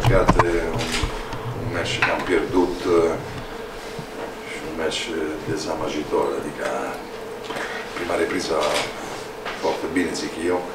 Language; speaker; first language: Romanian; non-native, fluent; Italian